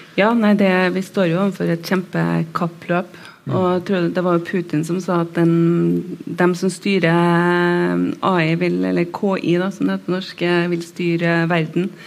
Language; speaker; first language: Norwegian; native; Norwegian